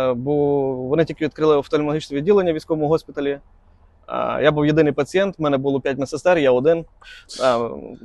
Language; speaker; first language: Ukrainian; native; Ukrainian